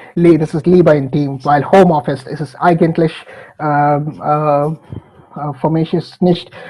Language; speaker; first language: German; non-native, fluent; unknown